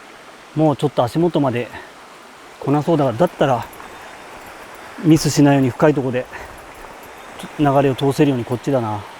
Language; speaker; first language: Japanese; native; Japanese